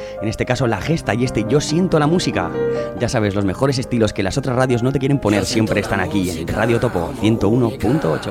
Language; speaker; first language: Spanish; native; Spanish